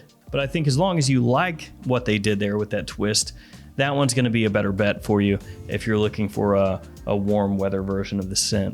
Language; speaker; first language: English; native; English